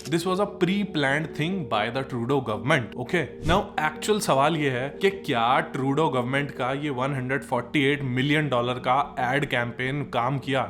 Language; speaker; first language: Hindi; native; Hindi